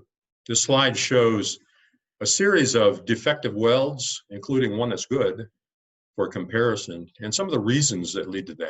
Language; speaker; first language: English; native; English